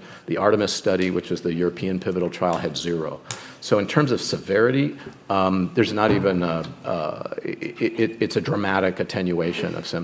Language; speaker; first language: English; native; English